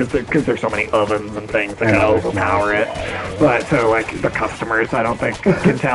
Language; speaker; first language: English; native; English